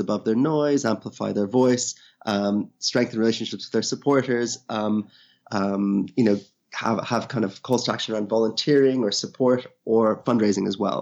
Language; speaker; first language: English; native; English